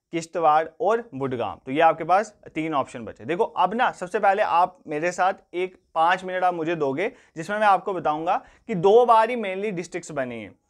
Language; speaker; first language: Hindi; non-native, local second language; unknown